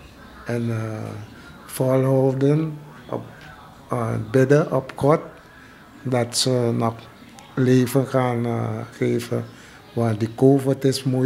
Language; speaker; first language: Dutch; non-native, local second language; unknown